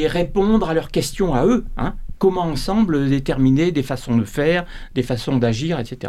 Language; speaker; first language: French; native; French